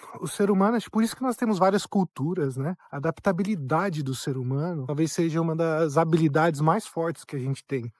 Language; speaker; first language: Portuguese; native; Portuguese